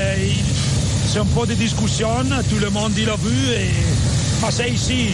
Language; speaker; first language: French; non-native, learner; Italian